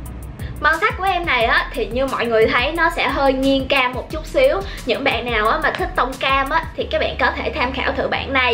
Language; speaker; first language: Vietnamese; native; Vietnamese